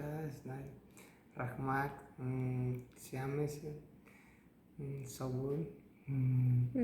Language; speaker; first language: Russian; non-native, learner; Spanish